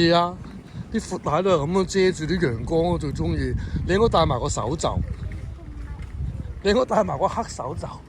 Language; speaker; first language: Cantonese; native; Cantonese